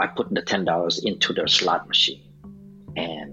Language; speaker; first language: English; non-native, fluent; Vietnamese